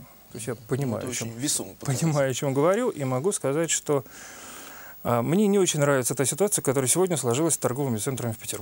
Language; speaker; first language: Russian; native; Russian